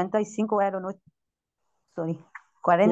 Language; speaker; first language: Spanish; non-native, learner; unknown